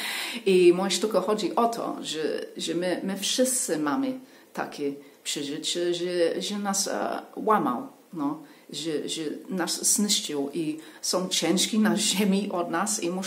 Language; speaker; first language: Polish; non-native, learner; English